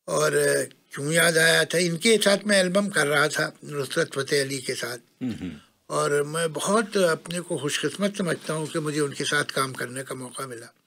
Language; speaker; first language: Hindi; native; Hindi